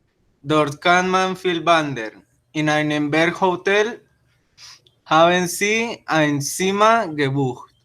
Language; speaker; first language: German; non-native, learner; Spanish